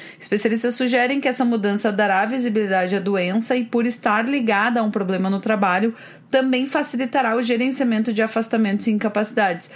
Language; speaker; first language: Portuguese; native; Portuguese